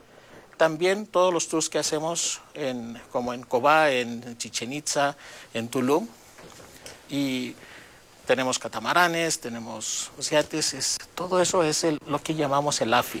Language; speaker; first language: Spanish; native; Spanish